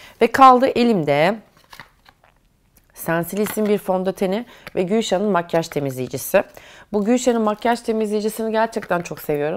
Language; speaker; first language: Turkish; native; Turkish